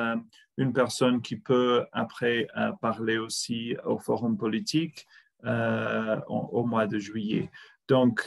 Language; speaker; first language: French; non-native, fluent; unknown